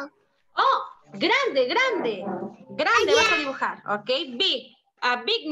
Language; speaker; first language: English; non-native, learner; Spanish